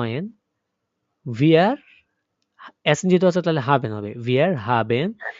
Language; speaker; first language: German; non-native, fluent; Bangla